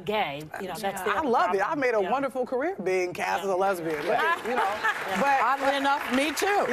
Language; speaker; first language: English; native; English